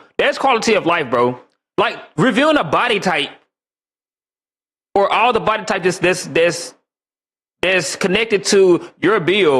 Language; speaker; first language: English; native; English